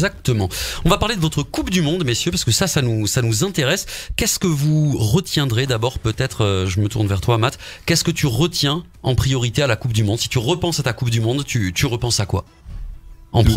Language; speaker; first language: French; native; French